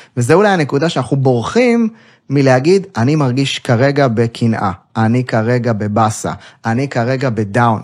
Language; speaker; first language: Hebrew; native; Hebrew